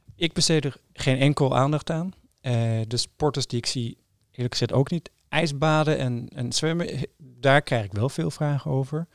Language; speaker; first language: Dutch; non-native, fluent; Norwegian